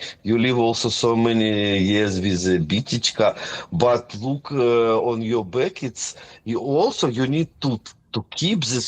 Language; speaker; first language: English; non-native, fluent; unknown